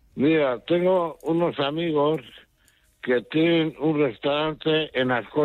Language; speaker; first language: Spanish; non-native, local second language; Basque